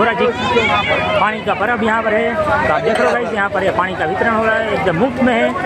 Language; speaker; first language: Hindi; non-native, local second language; Gujarati